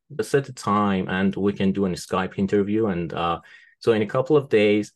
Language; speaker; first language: English; non-native, fluent; Persian